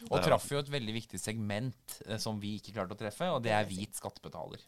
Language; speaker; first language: Norwegian; native; Norwegian